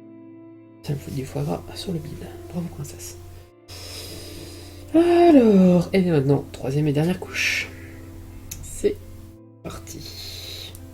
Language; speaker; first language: French; native; French